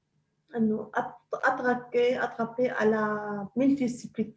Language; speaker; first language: French; non-native, local second language; Arabic